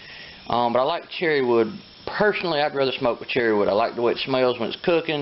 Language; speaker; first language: English; native; English